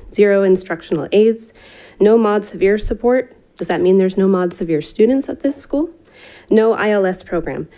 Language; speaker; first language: English; native; English